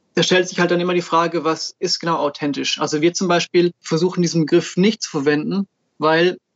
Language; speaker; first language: German; native; German